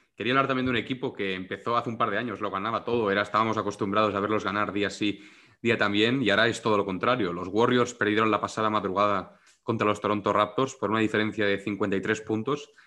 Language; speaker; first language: Spanish; non-native, local second language; Catalan